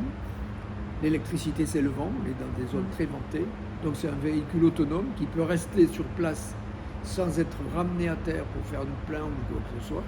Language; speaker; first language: French; native; French